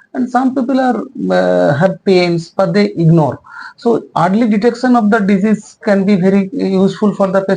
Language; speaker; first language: English; non-native, local second language; Bangla